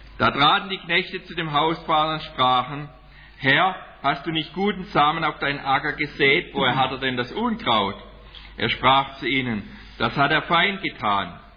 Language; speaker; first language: German; native; German